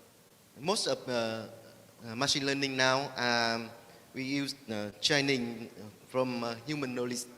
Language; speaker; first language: English; non-native, learner; Vietnamese